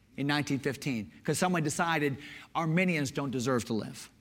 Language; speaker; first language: English; native; English